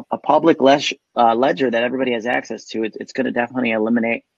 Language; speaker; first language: English; native; English